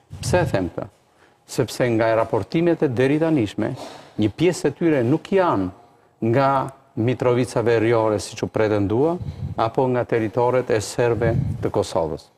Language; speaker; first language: Albanian; native; Albanian